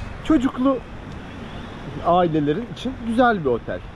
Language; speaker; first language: Turkish; native; Turkish